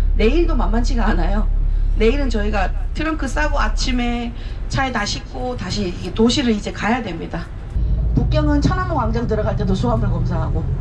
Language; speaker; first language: Korean; early bilingual, heritage; Korean